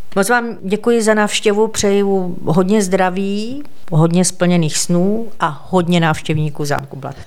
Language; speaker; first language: Czech; native; Czech